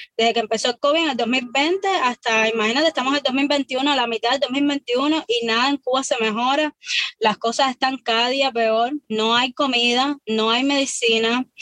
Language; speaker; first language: Spanish; native; Spanish